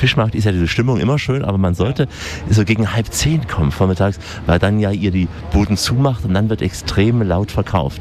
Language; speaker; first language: German; native; German